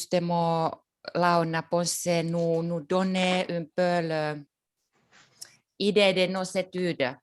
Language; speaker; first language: French; non-native, learner; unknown